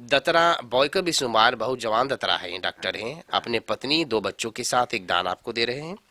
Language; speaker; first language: Hindi; early bilingual, heritage; Hindi